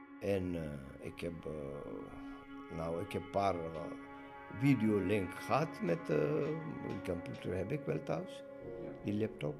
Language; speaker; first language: Dutch; non-native, learner; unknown